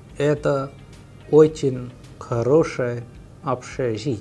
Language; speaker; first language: Russian; non-native, fluent; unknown